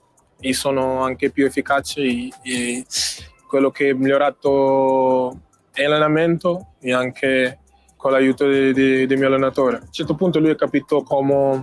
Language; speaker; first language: Italian; non-native, fluent; Portuguese